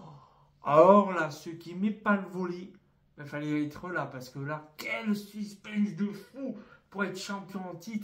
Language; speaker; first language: French; native; French